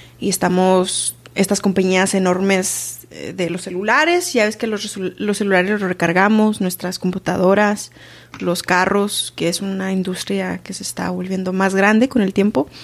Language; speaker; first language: Spanish; early bilingual, heritage; Spanish